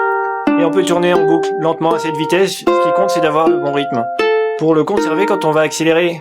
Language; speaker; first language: French; native; French